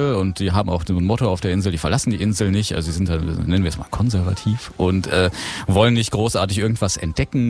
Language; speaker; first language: German; native; German